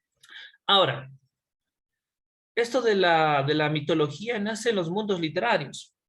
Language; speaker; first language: Spanish; native; Spanish